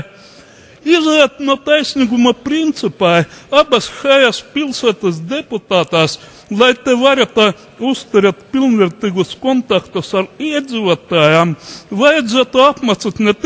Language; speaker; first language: Latvian; non-native, local second language; Russian